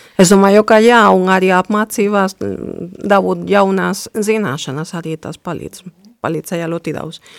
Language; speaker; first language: Latvian; non-native, fluent; Spanish